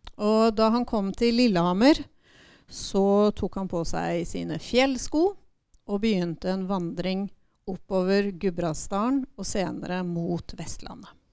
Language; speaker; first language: Norwegian; native; Norwegian